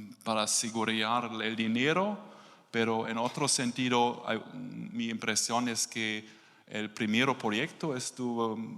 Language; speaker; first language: Spanish; non-native, learner; German